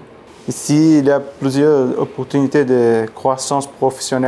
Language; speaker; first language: French; non-native, learner; Portuguese